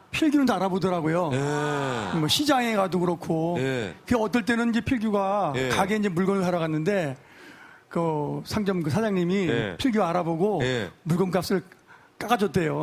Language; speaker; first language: Korean; native; Korean